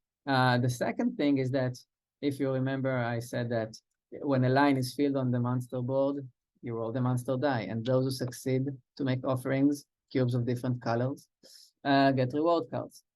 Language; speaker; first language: English; non-native, fluent; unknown